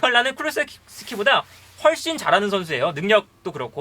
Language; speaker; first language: Korean; native; Korean